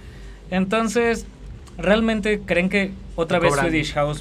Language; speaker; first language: Spanish; native; Spanish